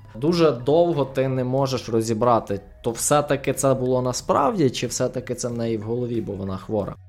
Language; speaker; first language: Ukrainian; native; Ukrainian